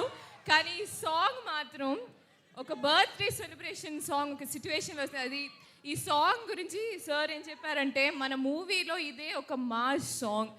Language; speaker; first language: Telugu; non-native, fluent; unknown